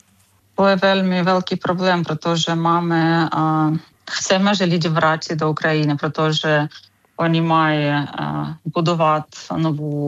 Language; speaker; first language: Czech; non-native, fluent; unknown